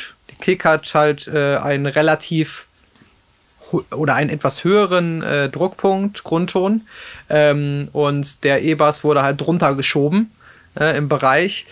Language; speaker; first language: German; native; German